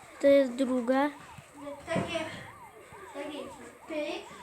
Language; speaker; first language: Polish; native; Polish